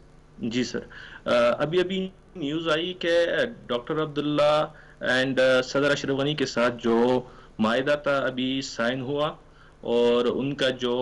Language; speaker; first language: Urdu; non-native, fluent; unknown